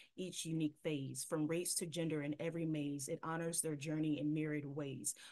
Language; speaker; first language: English; native; English